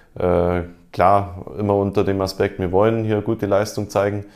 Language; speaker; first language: German; native; German